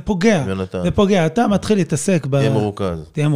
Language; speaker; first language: Hebrew; native; Hebrew